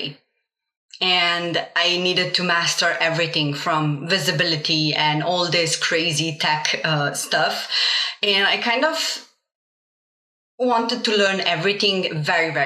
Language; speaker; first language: English; non-native, fluent; Slovenian